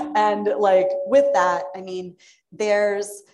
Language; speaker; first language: English; native; English